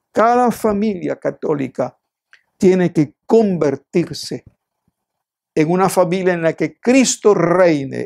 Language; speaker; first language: Spanish; native; Spanish